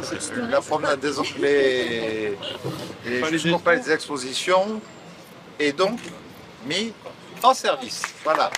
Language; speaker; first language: French; native; French